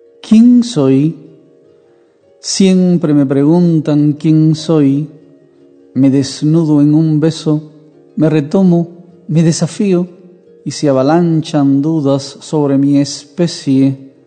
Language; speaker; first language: Spanish; native; Spanish